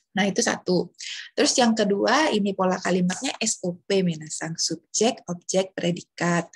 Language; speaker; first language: Indonesian; native; Indonesian